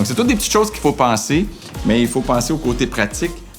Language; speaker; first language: French; native; French